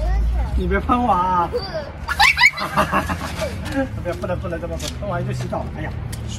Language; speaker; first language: Chinese; native; Chinese